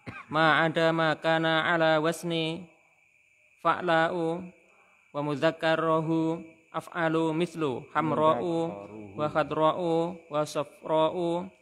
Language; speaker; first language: Arabic; non-native, learner; Indonesian